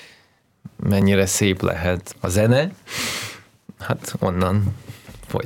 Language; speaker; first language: Hungarian; non-native, learner; Russian